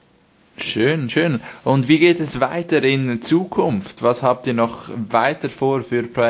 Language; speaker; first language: German; native; German